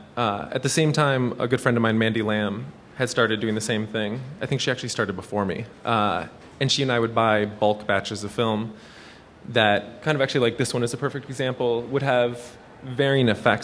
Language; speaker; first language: English; native; English